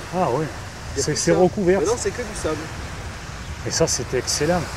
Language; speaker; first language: French; native; French